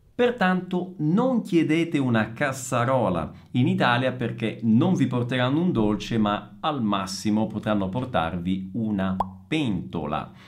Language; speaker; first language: Italian; native; Italian